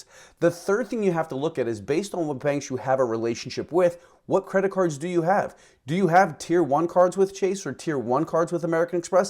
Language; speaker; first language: English; native; English